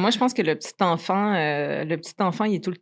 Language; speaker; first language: French; native; French